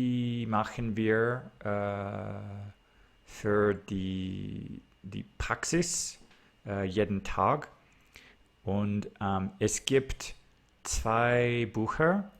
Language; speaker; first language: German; non-native, learner; English